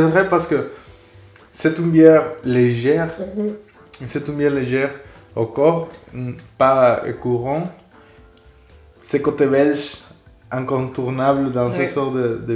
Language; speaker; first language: French; non-native, fluent; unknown